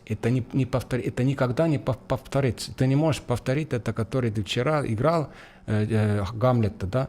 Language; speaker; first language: Russian; non-native, fluent; Estonian